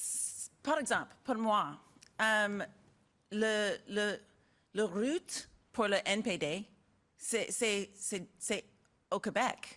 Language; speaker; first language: French; non-native, learner; English